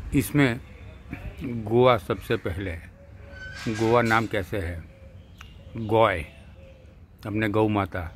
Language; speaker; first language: Hindi; non-native, local second language; Gujarati